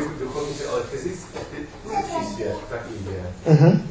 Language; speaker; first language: Czech; non-native, learner; English